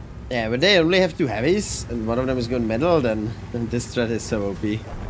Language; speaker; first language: English; non-native, fluent; Czech